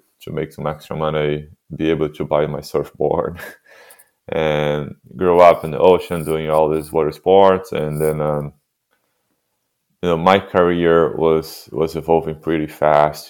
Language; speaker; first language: English; non-native, fluent; Portuguese